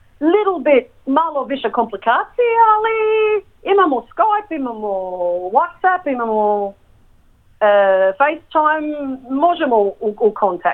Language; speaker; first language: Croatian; early bilingual, heritage; English